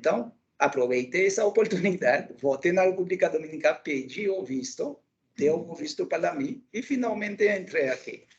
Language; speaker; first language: Portuguese; non-native, local second language; Haitian Creole